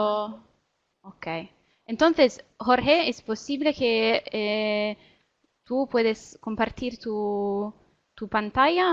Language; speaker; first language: Spanish; non-native, learner; Italian